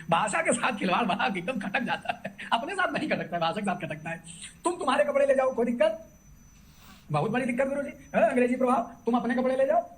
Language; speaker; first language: Hindi; native; Hindi